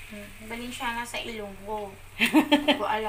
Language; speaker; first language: Filipino; non-native, local second language; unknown